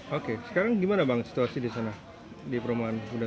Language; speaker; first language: Indonesian; native; Indonesian